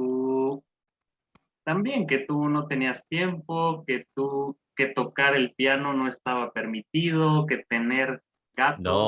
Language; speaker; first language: Spanish; non-native, fluent; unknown